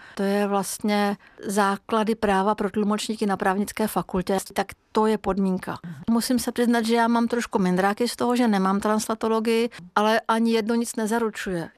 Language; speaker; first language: Czech; non-native, fluent; Hungarian